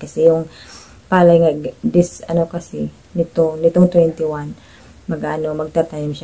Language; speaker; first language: Filipino; native; Filipino